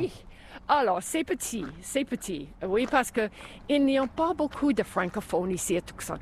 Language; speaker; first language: French; non-native, local second language; English